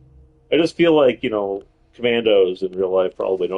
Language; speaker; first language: English; native; English